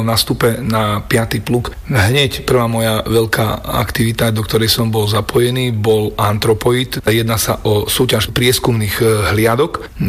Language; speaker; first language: Slovak; native; Slovak